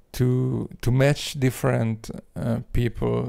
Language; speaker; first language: English; non-native, fluent; Hungarian